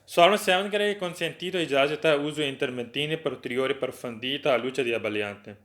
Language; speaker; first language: Italian; non-native, learner; Urdu